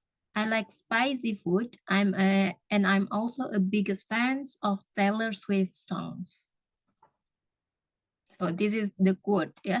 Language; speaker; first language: English; non-native, fluent; Indonesian